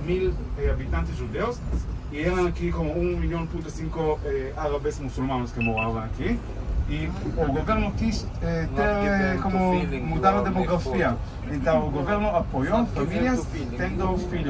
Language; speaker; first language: Portuguese; non-native, fluent; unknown